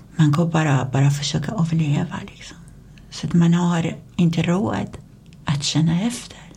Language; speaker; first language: Swedish; non-native, fluent; Persian